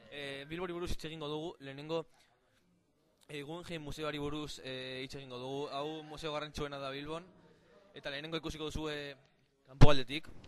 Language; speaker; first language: Basque; non-native, local second language; Spanish